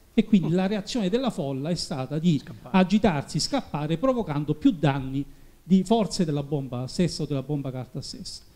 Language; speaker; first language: Italian; native; Italian